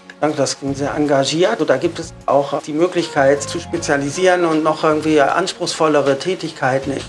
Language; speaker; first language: German; native; German